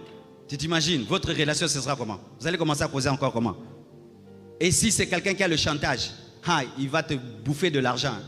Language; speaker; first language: French; non-native, local second language; Lingala